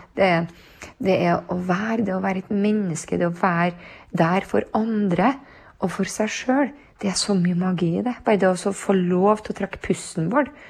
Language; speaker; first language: Norwegian; native; Norwegian